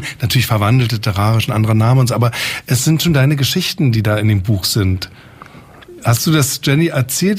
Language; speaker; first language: German; native; German